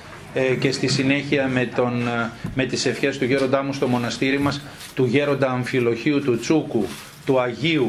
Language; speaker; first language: Greek; native; Greek